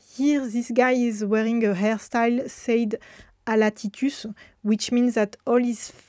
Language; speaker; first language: English; non-native, fluent; French